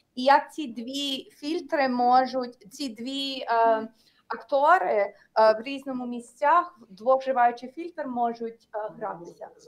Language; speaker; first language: Ukrainian; early bilingual, heritage; Ukrainian